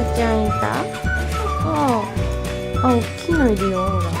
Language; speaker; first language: Japanese; native; Japanese